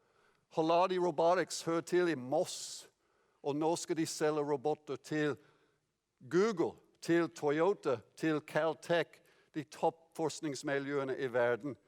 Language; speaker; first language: Norwegian; non-native, fluent; English